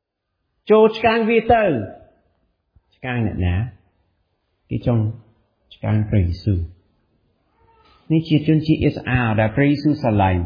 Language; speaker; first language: Khmer; non-native, fluent; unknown